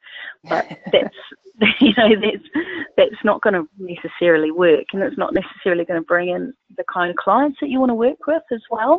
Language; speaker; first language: English; native; English